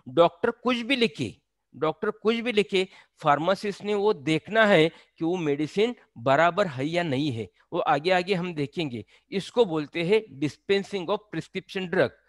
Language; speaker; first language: Hindi; non-native, local second language; Marathi